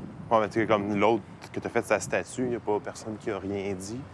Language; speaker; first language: French; native; French